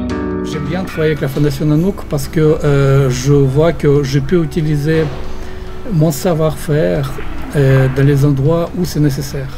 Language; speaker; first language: French; non-native, fluent; Russian